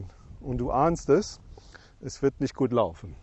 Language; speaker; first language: German; non-native, fluent; English